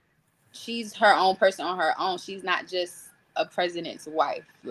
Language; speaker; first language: English; native; English